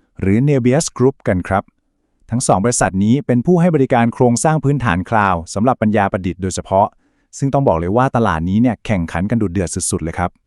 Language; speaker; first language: Thai; native; Thai